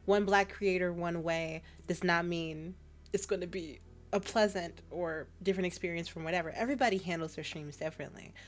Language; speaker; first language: English; native; English